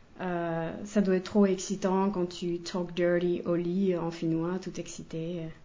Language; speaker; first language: French; non-native, fluent; Finnish